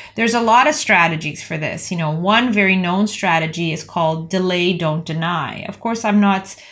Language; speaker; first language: English; native; English